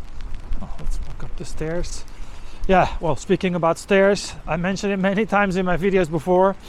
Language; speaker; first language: English; non-native, fluent; Dutch